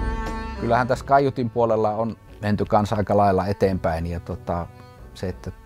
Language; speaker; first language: Finnish; native; Finnish